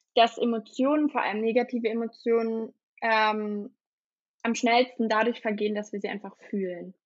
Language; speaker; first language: German; native; German